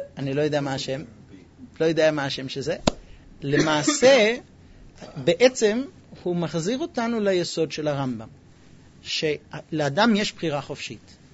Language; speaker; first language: Hebrew; non-native, fluent; English